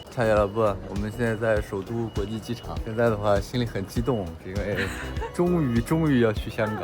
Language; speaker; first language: Chinese; native; Chinese